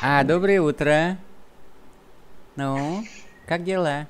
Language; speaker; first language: Russian; non-native, fluent; Vietnamese